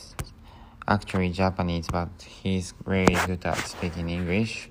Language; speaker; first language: English; non-native, learner; Japanese